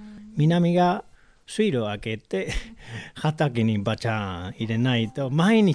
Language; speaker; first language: Japanese; non-native, learner; Spanish